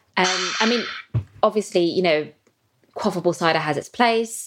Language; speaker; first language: English; native; English